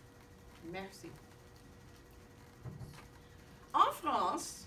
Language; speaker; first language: French; non-native, fluent; English